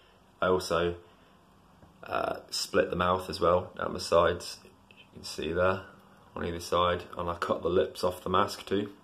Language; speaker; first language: English; native; English